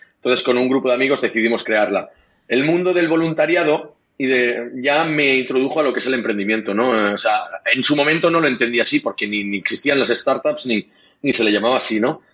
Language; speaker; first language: Spanish; non-native, local second language; Catalan